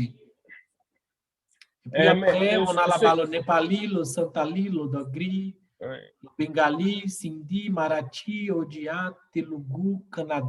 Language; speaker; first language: French; non-native, fluent; Portuguese